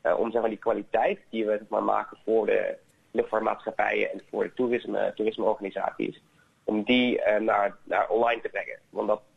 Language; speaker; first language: Dutch; native; Dutch